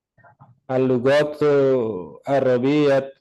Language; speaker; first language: Arabic; non-native, learner; Indonesian